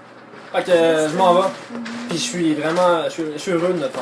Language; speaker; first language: French; native; French